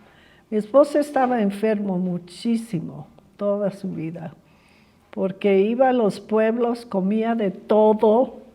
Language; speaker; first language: Spanish; early bilingual, other home language; English